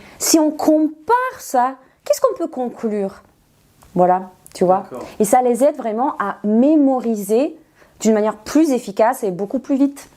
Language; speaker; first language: French; non-native, fluent; Serbian